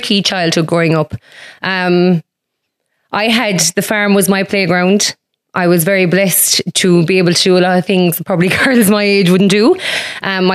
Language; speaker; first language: English; native; English